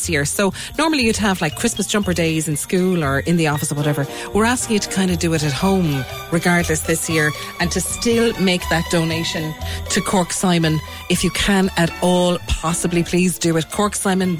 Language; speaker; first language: English; native; English